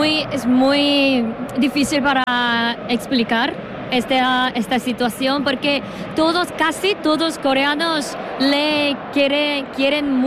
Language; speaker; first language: Spanish; non-native, learner; Korean